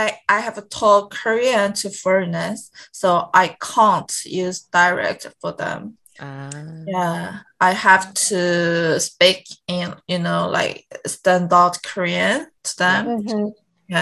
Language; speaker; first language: English; non-native, learner; Korean